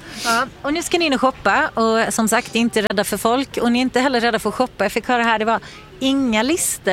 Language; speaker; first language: Swedish; native; Swedish